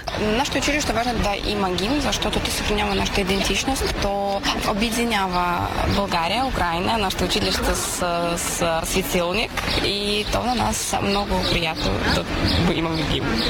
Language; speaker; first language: Bulgarian; non-native, learner; Ukrainian